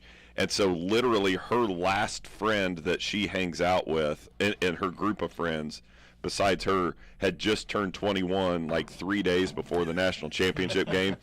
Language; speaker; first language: English; native; English